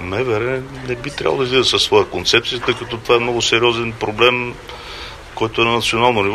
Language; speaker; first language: Bulgarian; native; Bulgarian